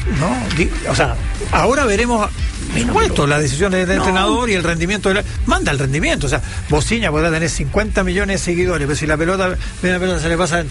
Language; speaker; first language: Spanish; native; Spanish